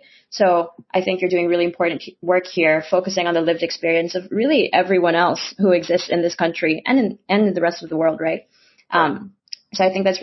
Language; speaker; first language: English; non-native, local second language; Filipino